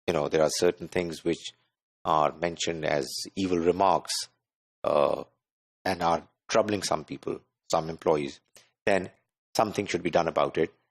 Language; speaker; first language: English; non-native, local second language; Urdu